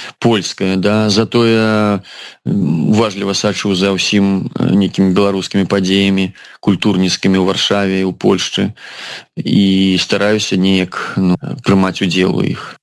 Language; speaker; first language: Belarusian; non-native, local second language; Russian